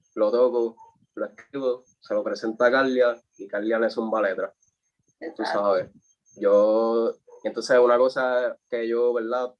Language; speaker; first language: Spanish; native; Spanish